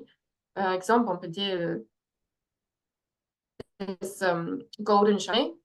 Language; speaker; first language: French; non-native, fluent; English